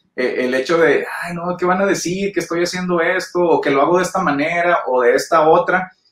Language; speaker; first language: Spanish; native; Spanish